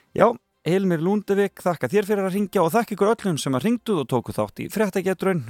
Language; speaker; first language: Icelandic; native; Icelandic